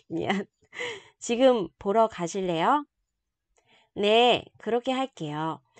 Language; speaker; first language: Korean; non-native, fluent; Vietnamese